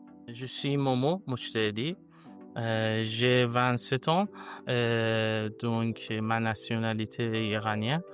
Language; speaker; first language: French; non-native, learner; Persian